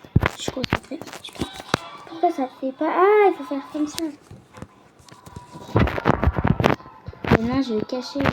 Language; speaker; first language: French; native; French